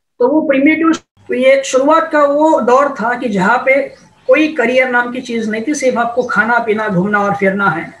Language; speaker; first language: Hindi; non-native, local second language; Marathi